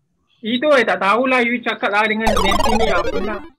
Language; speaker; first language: Malay; native; Malay